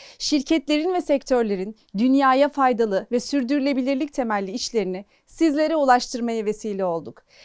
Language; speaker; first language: Turkish; native; Turkish